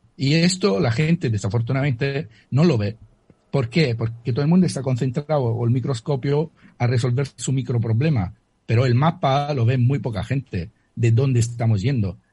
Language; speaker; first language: Spanish; non-native, fluent; Italian